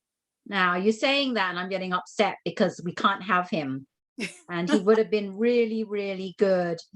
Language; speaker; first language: English; native; English